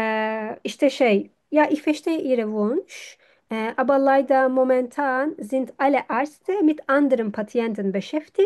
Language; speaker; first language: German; non-native, fluent; Turkish